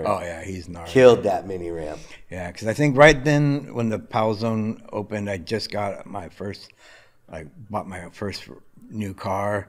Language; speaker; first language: English; native; English